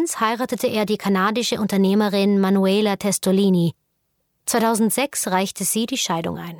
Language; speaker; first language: German; native; German